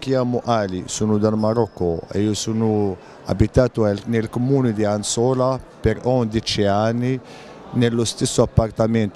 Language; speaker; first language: Italian; non-native, learner; Arabic